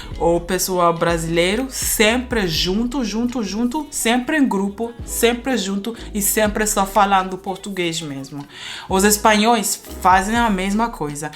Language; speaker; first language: Portuguese; non-native, fluent; German